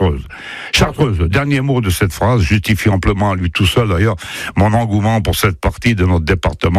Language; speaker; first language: French; native; French